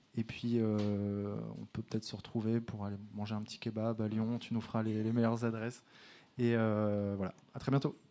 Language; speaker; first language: French; native; French